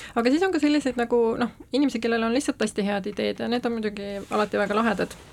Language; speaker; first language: Estonian; native; Estonian